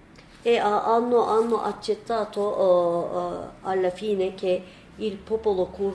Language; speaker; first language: Italian; non-native, learner; Turkish